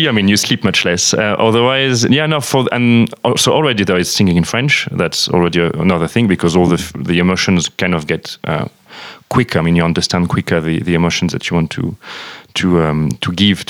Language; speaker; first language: English; non-native, fluent; French